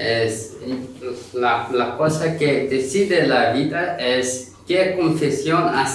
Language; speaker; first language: Spanish; non-native, learner; Korean